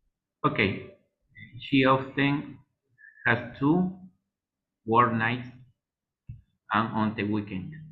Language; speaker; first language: English; non-native, learner; Spanish